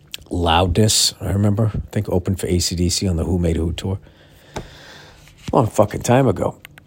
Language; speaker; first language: English; native; English